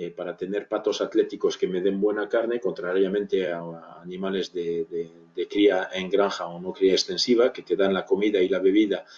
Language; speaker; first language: Spanish; early bilingual, other home language; French